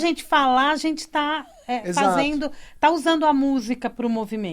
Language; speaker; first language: Portuguese; native; Portuguese